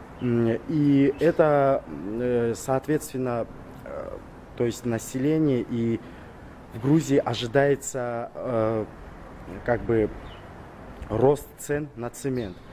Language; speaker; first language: Russian; non-native, local second language; Georgian